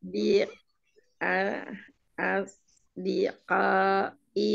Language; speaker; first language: Arabic; non-native, learner; Indonesian